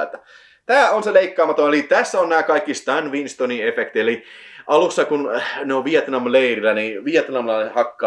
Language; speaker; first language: Finnish; native; Finnish